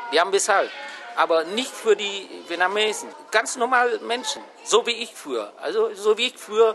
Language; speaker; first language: German; non-native, fluent; Vietnamese